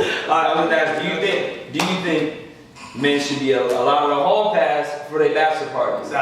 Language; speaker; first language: English; native; English